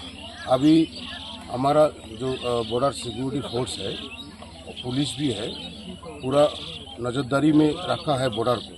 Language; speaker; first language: Hindi; non-native, local second language; Bangla